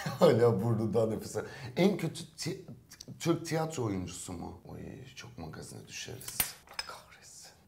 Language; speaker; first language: Turkish; native; Turkish